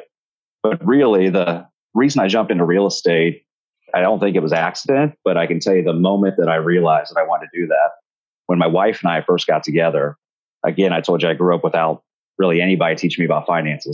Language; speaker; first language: English; native; English